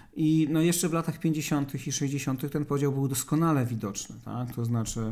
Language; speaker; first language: Polish; native; Polish